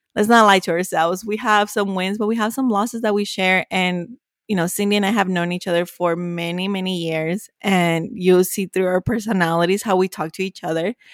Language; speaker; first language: English; early bilingual, other home language; Spanish